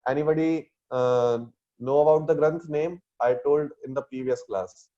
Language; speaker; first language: English; non-native, local second language; Hindi